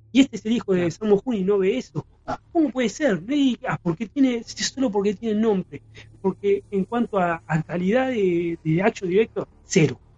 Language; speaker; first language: Spanish; native; Spanish